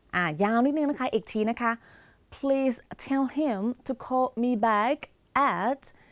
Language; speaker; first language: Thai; native; Thai